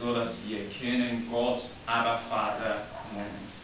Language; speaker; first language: German; non-native, learner; English